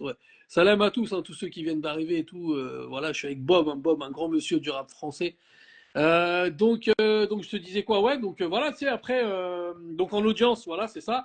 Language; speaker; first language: French; native; French